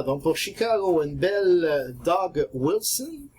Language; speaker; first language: French; native; French